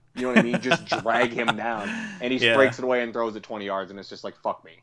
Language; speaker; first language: English; native; English